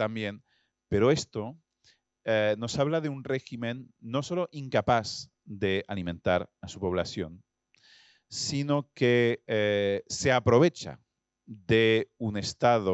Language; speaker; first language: Spanish; non-native, fluent; French